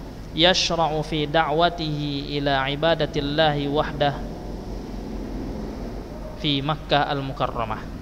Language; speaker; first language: Arabic; non-native, fluent; Indonesian